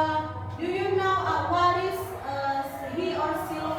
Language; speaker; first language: English; non-native, learner; Indonesian